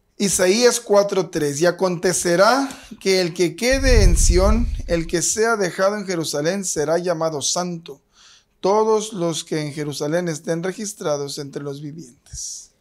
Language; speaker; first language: Spanish; native; Spanish